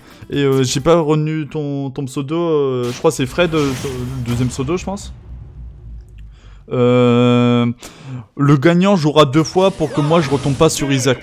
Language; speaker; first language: French; native; French